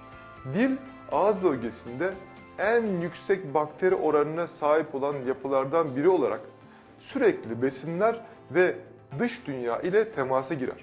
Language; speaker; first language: Turkish; native; Turkish